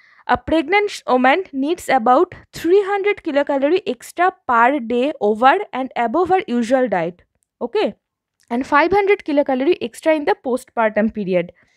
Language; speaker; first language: English; non-native, local second language; Bangla